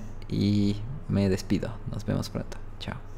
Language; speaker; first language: Spanish; native; Spanish